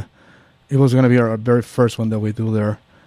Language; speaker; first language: English; non-native, fluent; Spanish